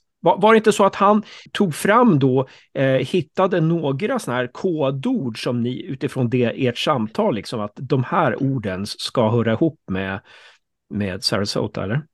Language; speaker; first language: Swedish; native; Swedish